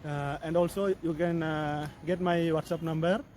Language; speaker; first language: English; non-native, local second language; Tamil